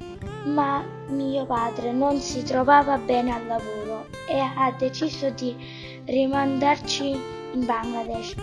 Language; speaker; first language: Italian; early bilingual, other home language; Bangla